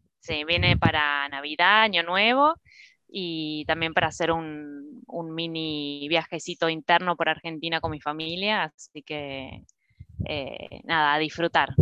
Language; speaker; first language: Spanish; native; Spanish